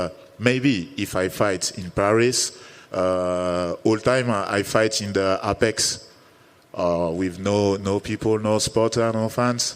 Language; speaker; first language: English; non-native, learner; French